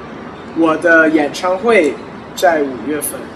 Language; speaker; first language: Chinese; non-native, learner; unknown